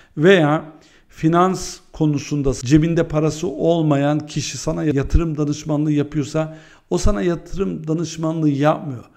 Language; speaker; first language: Turkish; early bilingual, heritage; Turkish